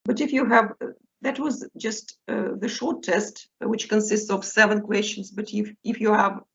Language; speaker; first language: English; non-native, fluent; Russian